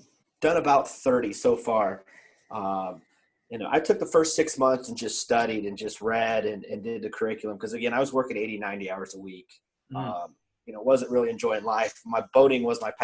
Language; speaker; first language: English; native; English